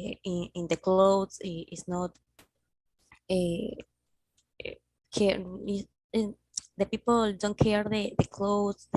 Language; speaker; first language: English; non-native, learner; Spanish